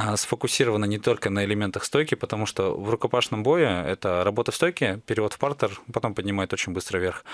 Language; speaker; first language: Russian; native; Russian